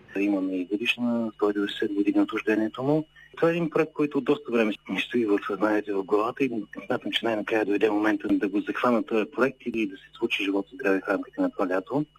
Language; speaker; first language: Bulgarian; native; Bulgarian